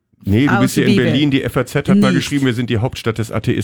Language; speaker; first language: German; native; German